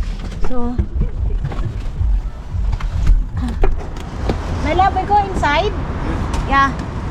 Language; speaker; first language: English; non-native, learner; Filipino